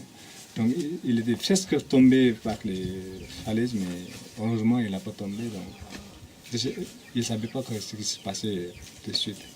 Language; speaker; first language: French; non-native, fluent; Nepali